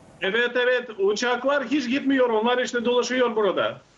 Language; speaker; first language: Turkish; non-native, learner; Ukrainian